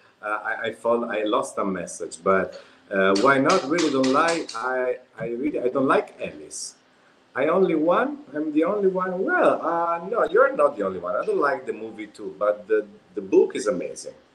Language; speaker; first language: English; non-native, fluent; Italian